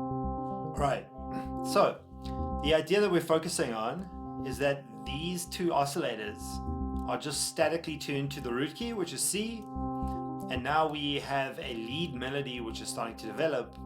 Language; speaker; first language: English; native; English